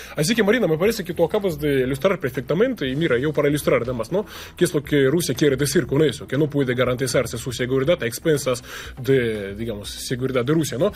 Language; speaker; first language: Spanish; non-native, fluent; Russian